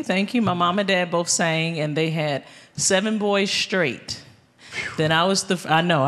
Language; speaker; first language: English; native; English